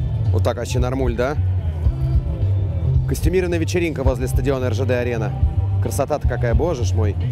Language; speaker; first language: Russian; native; Russian